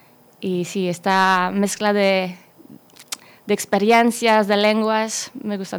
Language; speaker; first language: Spanish; non-native, fluent; French